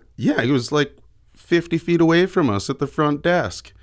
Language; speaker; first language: English; native; English